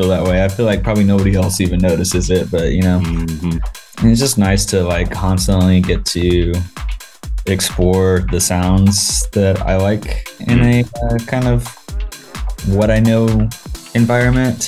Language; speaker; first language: English; native; English